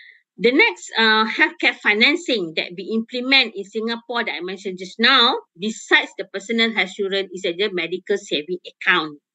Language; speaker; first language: English; non-native, local second language; Malay